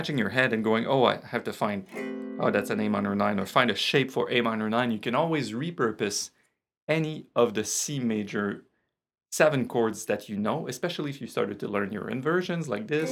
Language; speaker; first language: English; non-native, fluent; French